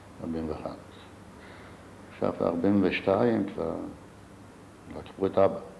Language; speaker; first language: Hebrew; non-native, fluent; Yiddish